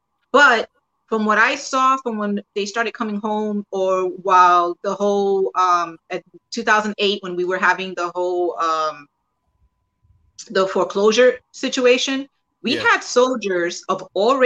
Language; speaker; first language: English; early bilingual, other home language; Spanish